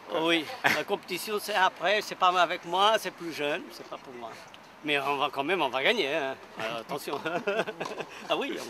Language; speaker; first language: French; non-native, learner; Portuguese